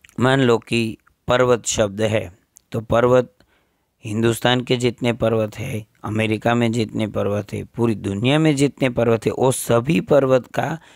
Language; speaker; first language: Hindi; non-native, local second language; Gujarati